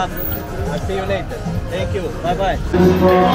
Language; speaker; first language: English; non-native, fluent; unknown